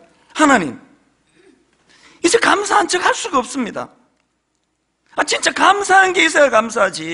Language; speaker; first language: Korean; native; Korean